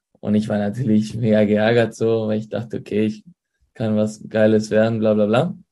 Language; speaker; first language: German; early bilingual, heritage; Spanish